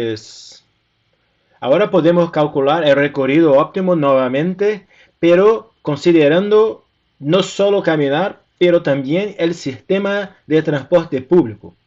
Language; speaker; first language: Spanish; non-native, fluent; Portuguese